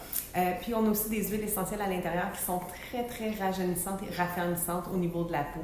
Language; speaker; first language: French; native; French